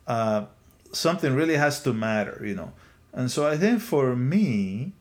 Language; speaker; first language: English; non-native, fluent; Spanish